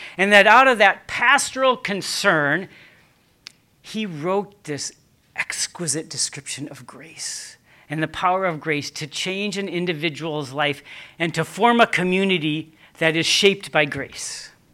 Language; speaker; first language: English; native; English